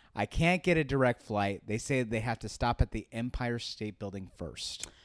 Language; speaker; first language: English; native; English